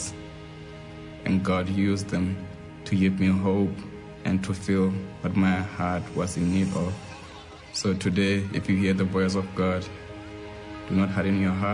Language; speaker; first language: English; non-native, local second language; Southern Sotho